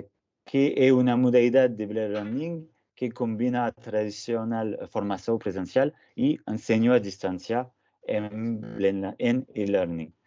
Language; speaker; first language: Portuguese; non-native, fluent; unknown